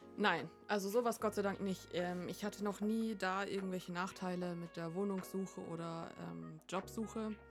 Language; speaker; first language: German; early bilingual, other home language; Vietnamese